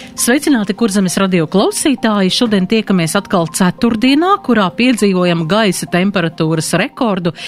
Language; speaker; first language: Latvian; native; Latvian